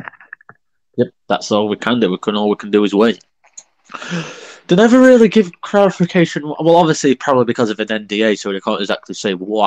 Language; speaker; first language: English; native; English